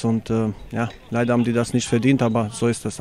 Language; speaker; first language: German; non-native, fluent; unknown